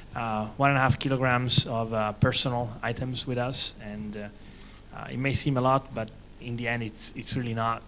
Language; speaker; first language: English; non-native, fluent; Italian